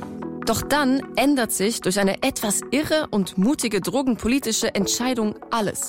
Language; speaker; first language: German; native; German